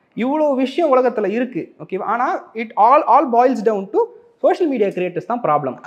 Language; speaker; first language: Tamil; native; Tamil